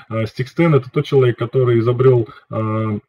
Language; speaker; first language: Russian; native; Russian